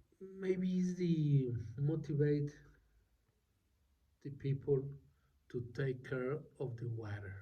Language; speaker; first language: English; non-native, learner; Spanish